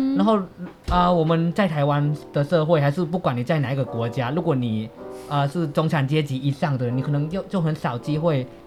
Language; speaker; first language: Chinese; non-native, fluent; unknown